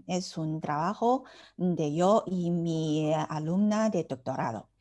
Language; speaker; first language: Spanish; non-native, fluent; Chinese